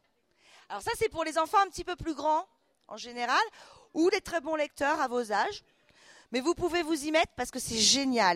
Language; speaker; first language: French; native; French